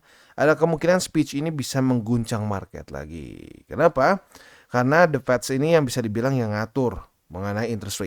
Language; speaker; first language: Indonesian; native; Indonesian